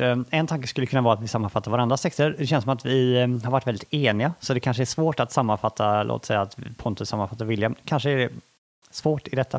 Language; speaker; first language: Swedish; native; Swedish